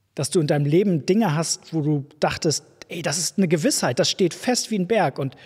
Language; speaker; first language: German; native; German